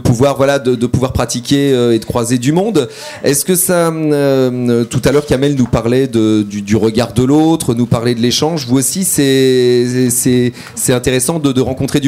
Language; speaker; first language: French; native; French